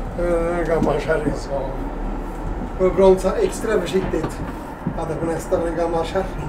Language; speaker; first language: Swedish; native; Swedish